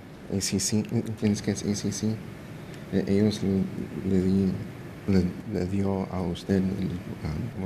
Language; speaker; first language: Spanish; early bilingual, heritage; English